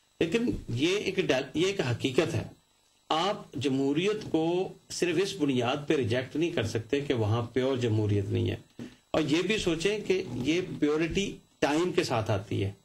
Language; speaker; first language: Urdu; non-native, local second language; Punjabi